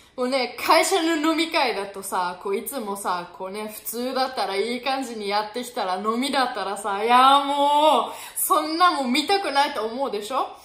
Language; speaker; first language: Japanese; non-native, fluent; German